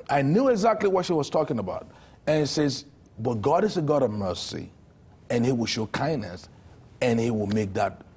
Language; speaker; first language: English; non-native, local second language; Yoruba